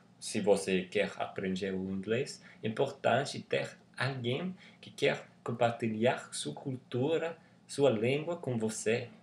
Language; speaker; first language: Portuguese; non-native, learner; English